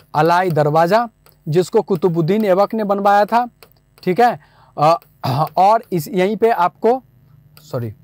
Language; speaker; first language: Hindi; native; Hindi